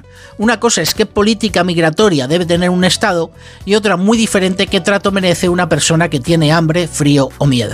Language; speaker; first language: Spanish; native; Spanish